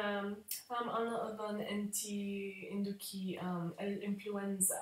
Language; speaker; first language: Arabic; non-native, learner; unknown